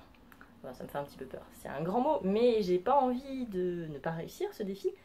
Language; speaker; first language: French; native; French